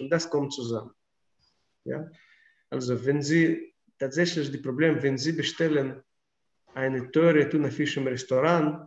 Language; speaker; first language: German; non-native, fluent; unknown